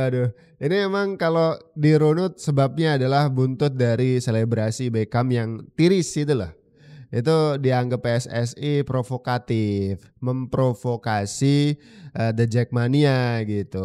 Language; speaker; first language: Indonesian; native; Indonesian